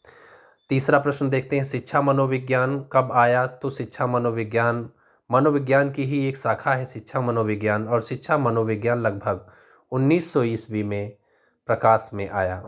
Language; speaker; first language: Hindi; native; Hindi